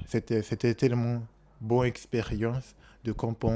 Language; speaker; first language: French; non-native, learner; Japanese